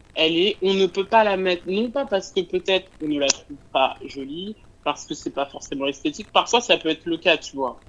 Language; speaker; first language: French; native; French